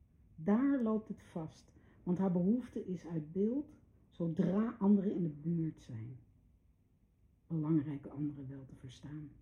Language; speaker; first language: Dutch; native; Dutch